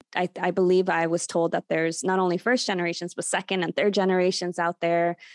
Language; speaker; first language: English; native; English